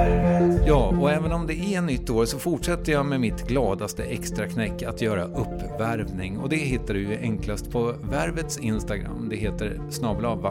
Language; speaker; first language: Swedish; native; Swedish